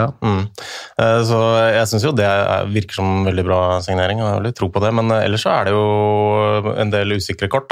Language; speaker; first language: Norwegian; native; Norwegian